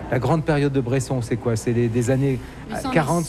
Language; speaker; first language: French; native; French